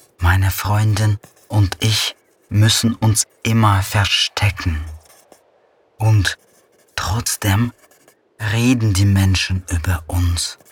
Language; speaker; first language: German; non-native, fluent; Russian